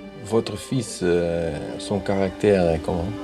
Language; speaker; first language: French; non-native, fluent; Dutch